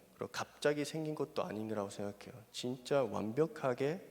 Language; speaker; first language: Korean; non-native, fluent; Spanish